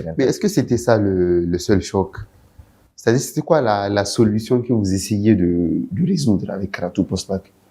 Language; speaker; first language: French; non-native, local second language; Hausa